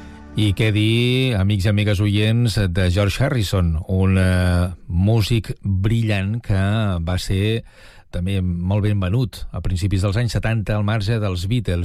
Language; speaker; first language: Catalan; native; Catalan